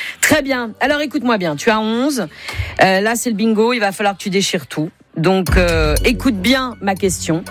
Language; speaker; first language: French; native; French